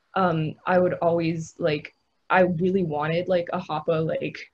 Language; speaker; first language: English; native; English